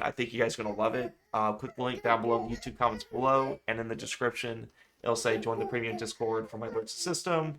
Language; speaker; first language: English; native; English